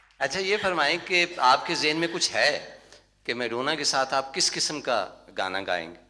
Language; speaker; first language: Urdu; non-native, local second language; Punjabi